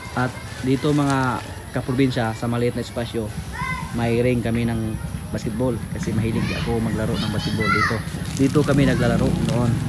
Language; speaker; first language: Filipino; non-native, local second language; Cebuano